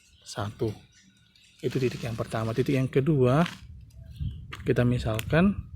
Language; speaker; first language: Indonesian; native; Indonesian